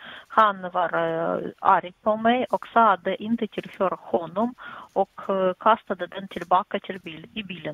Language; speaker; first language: Swedish; non-native, fluent; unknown